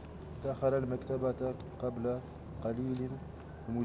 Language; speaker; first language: Arabic; non-native, learner; French